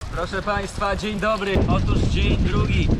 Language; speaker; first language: Polish; native; Polish